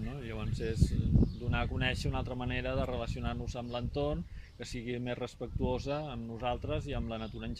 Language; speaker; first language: Catalan; native; Catalan